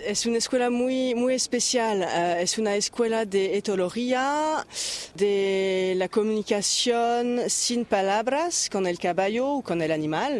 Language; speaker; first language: Spanish; non-native, fluent; French